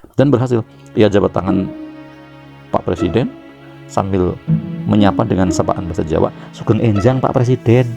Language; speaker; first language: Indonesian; native; Indonesian